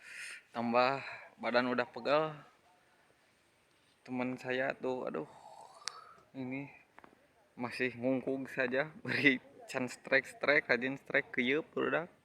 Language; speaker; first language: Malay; non-native, local second language; Sundanese